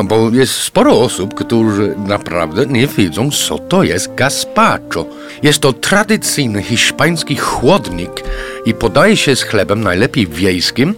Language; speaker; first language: Polish; non-native, fluent; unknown